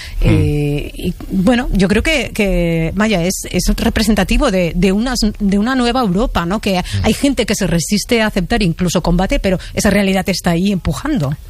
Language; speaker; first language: Spanish; native; Spanish